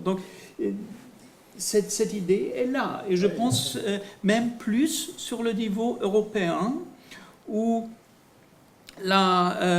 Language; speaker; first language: French; non-native, fluent; German